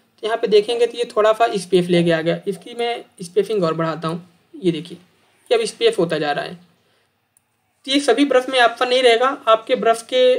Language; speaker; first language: Hindi; native; Hindi